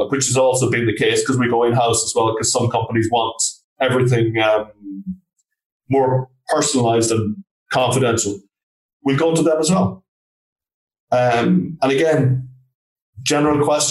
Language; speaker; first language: English; native; English